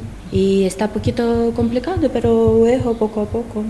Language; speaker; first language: Spanish; non-native, learner; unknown